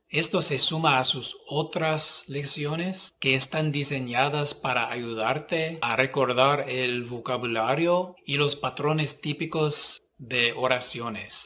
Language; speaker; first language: Spanish; non-native, fluent; English